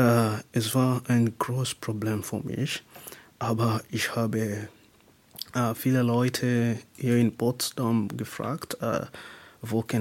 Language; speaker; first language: German; non-native, learner; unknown